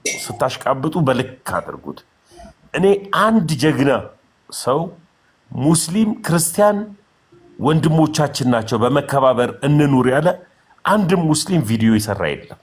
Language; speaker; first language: Amharic; non-native, local second language; Oromo